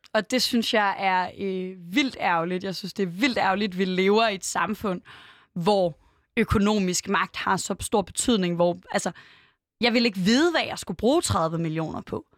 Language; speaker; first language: Danish; native; Danish